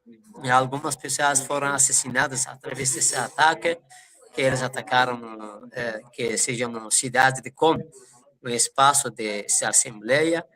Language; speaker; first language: Portuguese; non-native, fluent; Persian